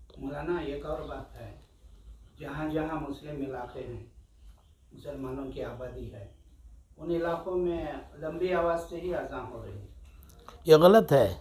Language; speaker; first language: Hindi; non-native, local second language; Urdu